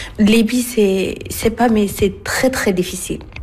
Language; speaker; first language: French; non-native, learner; Arabic